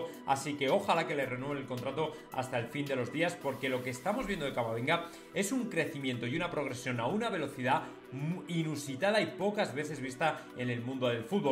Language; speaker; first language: Spanish; native; Spanish